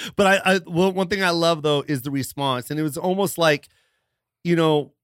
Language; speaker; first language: English; early bilingual, other home language; Filipino